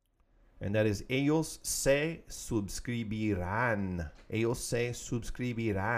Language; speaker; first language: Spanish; non-native, fluent; English